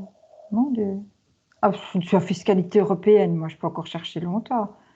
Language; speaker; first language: French; native; French